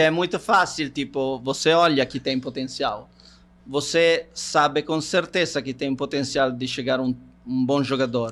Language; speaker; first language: Portuguese; non-native, fluent; Italian